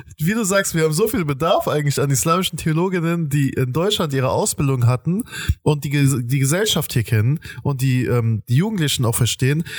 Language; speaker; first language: German; early bilingual, other home language; Persian